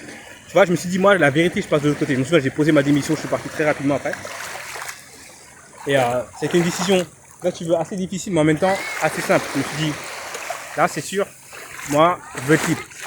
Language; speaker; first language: French; native; French